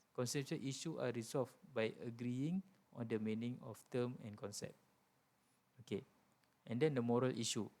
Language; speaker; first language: English; non-native, local second language; Malay